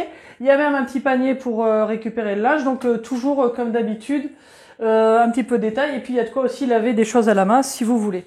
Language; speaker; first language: French; native; French